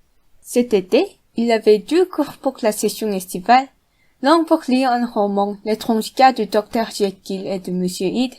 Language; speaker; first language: French; non-native, fluent; Korean